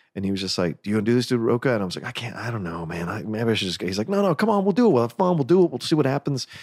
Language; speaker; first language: English; native; English